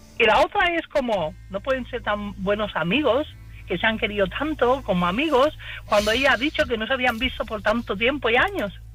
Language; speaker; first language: Spanish; native; Spanish